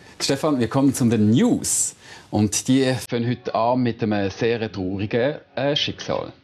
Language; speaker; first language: German; native; German